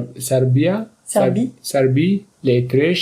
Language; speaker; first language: French; non-native, learner; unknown